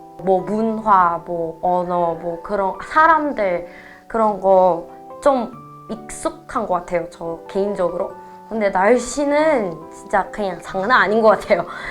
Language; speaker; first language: Korean; non-native, fluent; Indonesian